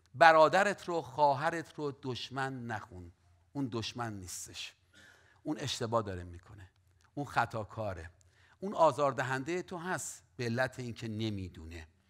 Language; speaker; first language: Persian; native; Persian